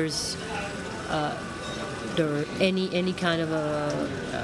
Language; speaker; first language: English; non-native, fluent; Spanish